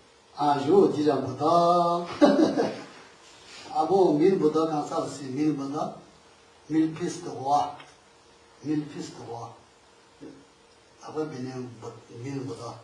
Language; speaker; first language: French; non-native, learner; Tibetan